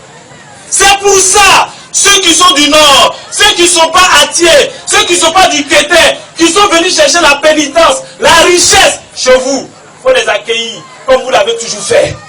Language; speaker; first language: French; non-native, local second language; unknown